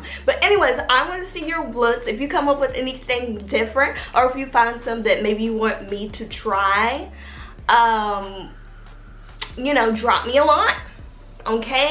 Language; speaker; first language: English; native; English